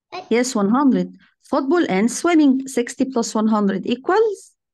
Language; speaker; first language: English; non-native, fluent; Arabic